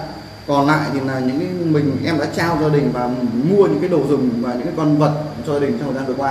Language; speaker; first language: Vietnamese; native; Vietnamese